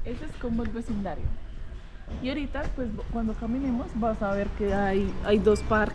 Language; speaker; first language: Spanish; native; Spanish